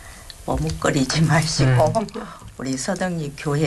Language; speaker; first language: Korean; native; Korean